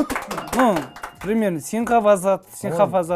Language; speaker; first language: Russian; non-native, learner; Kazakh